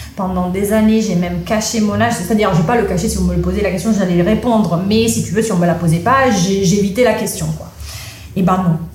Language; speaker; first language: French; non-native, fluent; Italian